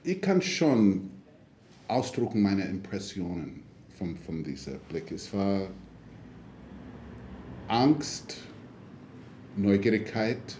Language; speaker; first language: German; non-native, fluent; English